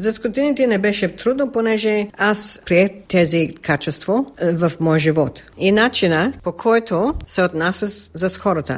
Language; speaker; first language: Bulgarian; early bilingual, heritage; English